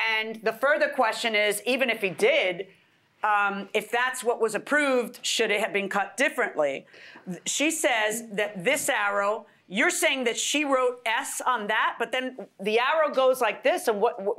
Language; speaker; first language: English; early bilingual, other home language; Spanish